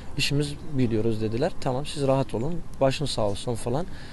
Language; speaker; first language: Turkish; non-native, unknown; Arabic